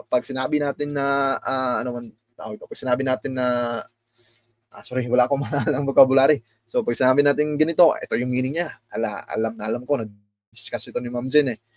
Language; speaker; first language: Filipino; non-native, local second language; Cebuano